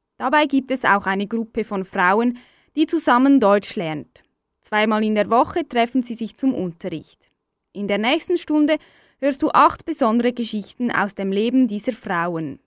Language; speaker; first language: German; native; German